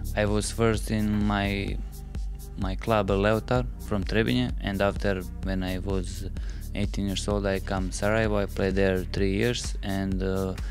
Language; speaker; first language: English; non-native, learner; Bosnian